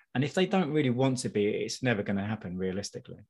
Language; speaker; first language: English; native; English